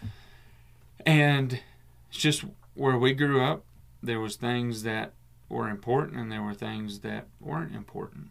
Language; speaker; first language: English; native; English